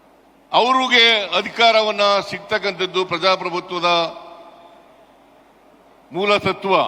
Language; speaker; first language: Kannada; native; Kannada